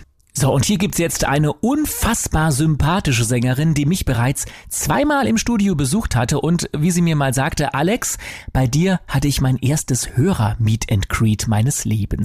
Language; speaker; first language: German; native; German